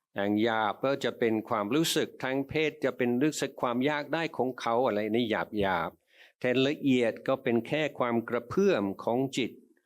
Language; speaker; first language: Thai; non-native, fluent; English